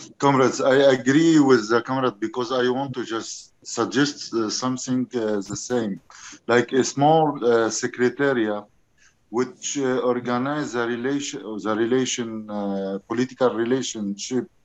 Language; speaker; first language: English; non-native, learner; Arabic